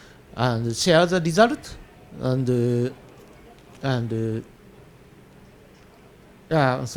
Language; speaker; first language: English; non-native, learner; Japanese